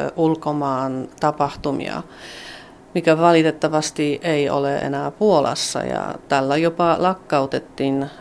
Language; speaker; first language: Finnish; non-native, fluent; Polish